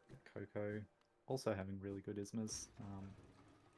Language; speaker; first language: English; native; English